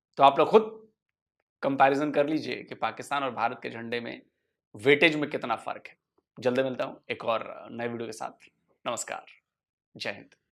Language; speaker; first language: Hindi; native; Hindi